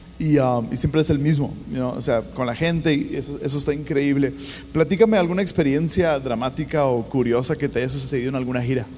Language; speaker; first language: Spanish; native; Spanish